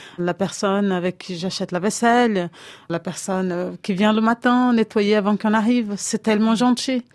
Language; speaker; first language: French; non-native, fluent; Portuguese